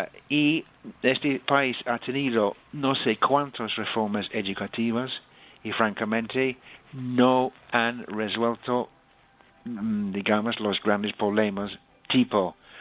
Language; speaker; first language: Spanish; non-native, fluent; English